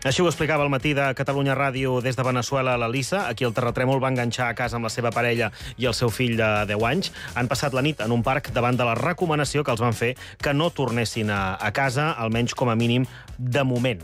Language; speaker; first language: Catalan; native; Catalan